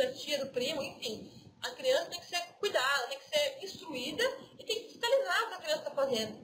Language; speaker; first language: Portuguese; native; Portuguese